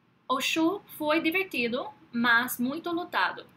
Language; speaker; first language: Portuguese; non-native, fluent; English